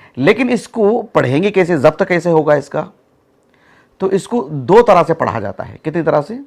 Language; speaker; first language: Urdu; native; Urdu